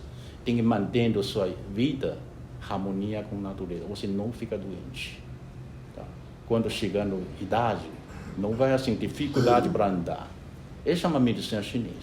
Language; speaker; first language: Portuguese; non-native, fluent; Chinese